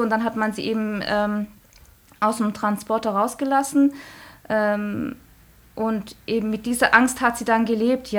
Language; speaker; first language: German; non-native, local second language; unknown